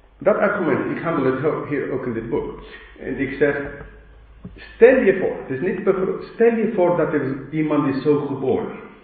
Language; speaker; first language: Dutch; non-native, fluent; English